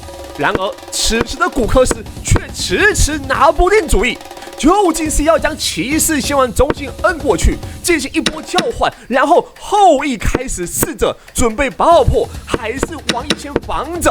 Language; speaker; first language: Chinese; native; Chinese